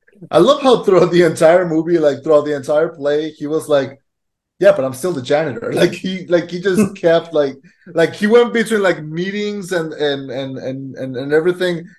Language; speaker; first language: English; non-native, fluent; Spanish